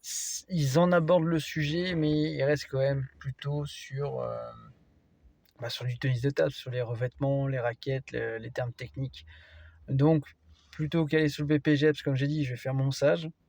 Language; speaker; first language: French; native; French